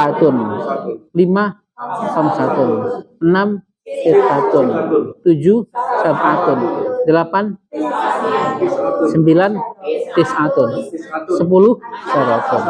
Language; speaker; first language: Arabic; non-native, fluent; Indonesian